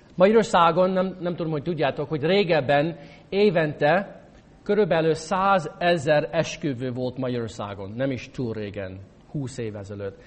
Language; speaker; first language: Hungarian; non-native, fluent; English